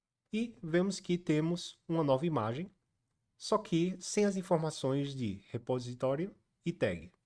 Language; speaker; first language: Portuguese; native; Portuguese